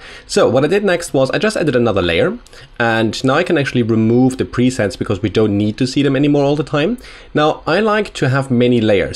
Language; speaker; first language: English; non-native, fluent; German